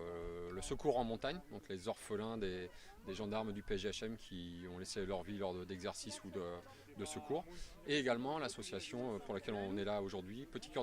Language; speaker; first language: French; native; French